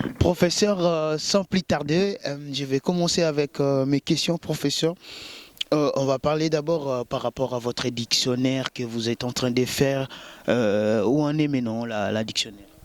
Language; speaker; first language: French; non-native, local second language; Lingala